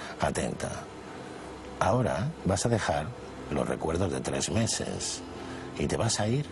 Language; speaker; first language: Spanish; native; Spanish